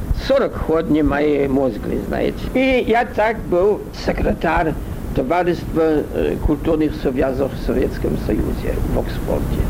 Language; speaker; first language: Belarusian; non-native, learner; French